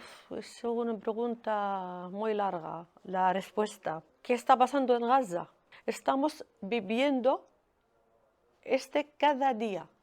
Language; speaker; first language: Spanish; non-native, learner; Arabic